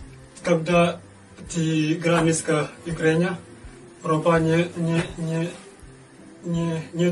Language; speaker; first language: Russian; non-native, learner; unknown